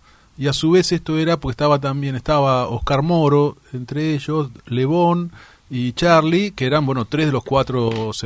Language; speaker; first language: Spanish; native; Spanish